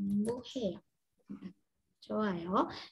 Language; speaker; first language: Korean; non-native, fluent; Indonesian